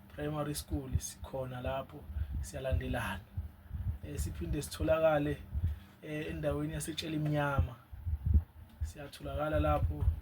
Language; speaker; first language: Zulu; native; Zulu